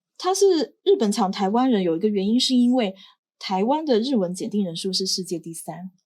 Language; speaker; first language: Chinese; native; Chinese